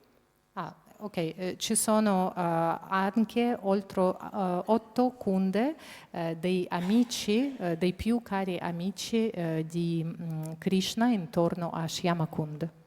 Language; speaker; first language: Italian; non-native, fluent; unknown